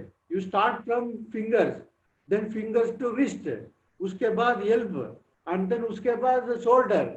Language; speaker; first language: Hindi; non-native, local second language; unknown